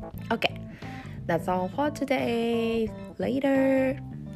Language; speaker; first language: English; non-native, fluent; Japanese